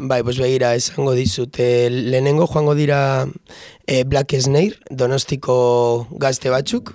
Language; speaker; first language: Basque; non-native, local second language; Spanish